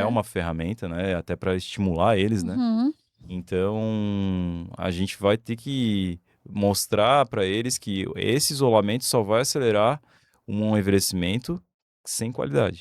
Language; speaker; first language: Portuguese; native; Portuguese